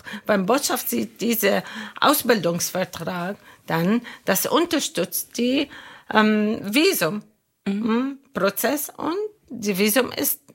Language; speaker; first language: German; non-native, learner; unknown